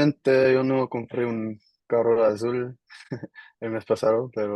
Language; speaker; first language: Spanish; non-native, learner; Dutch